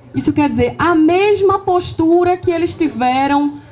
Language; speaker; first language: Portuguese; native; Portuguese